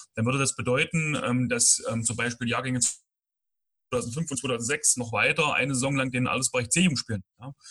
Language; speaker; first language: German; native; German